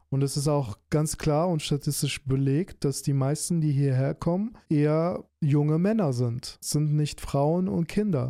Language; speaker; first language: German; early bilingual, other home language; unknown